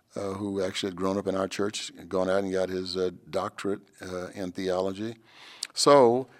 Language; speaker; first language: English; native; English